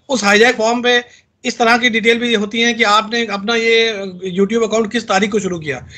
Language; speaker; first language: Hindi; native; Hindi